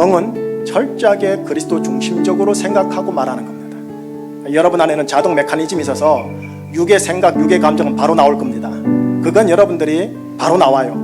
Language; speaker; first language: Korean; native; Korean